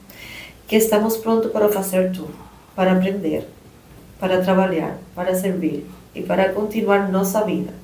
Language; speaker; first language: Portuguese; non-native, learner; Spanish